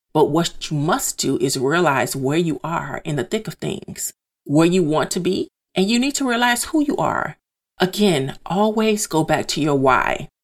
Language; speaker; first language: English; native; English